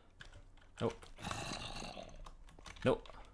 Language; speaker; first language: English; native; English